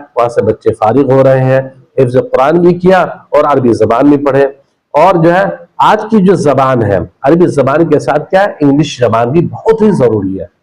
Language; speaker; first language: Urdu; native; Urdu